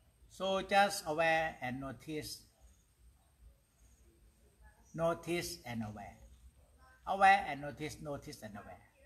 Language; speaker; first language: English; non-native, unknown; Thai